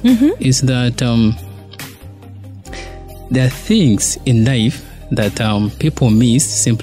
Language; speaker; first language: English; non-native, local second language; Ganda